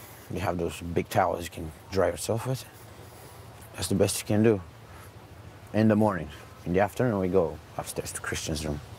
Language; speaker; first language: English; non-native, fluent; Romanian